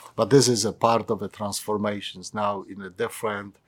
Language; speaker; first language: English; non-native, fluent; Polish